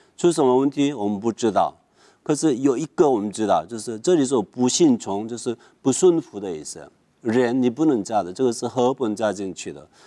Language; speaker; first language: Chinese; non-native, fluent; Korean